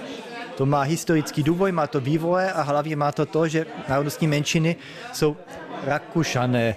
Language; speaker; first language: Czech; early bilingual, heritage; Czech